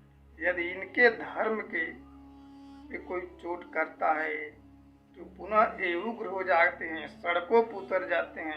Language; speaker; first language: Hindi; native; Hindi